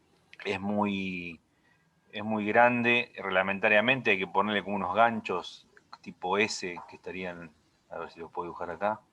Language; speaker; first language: Spanish; native; Spanish